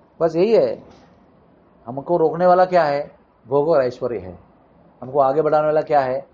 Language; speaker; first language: Hindi; non-native, local second language; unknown